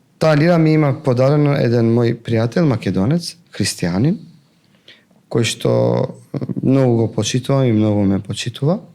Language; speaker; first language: Macedonian; non-native, local second language; Albanian